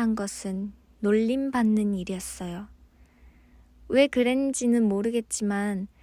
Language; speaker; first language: Korean; early bilingual, other home language; Mongolian